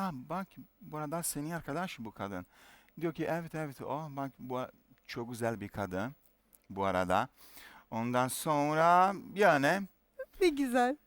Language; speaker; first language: Turkish; non-native, learner; Portuguese